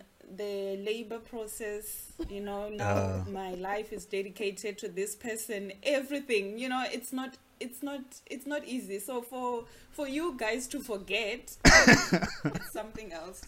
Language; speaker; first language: English; non-native, local second language; Venda